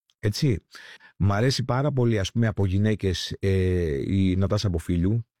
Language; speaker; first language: Greek; early bilingual, heritage; Greek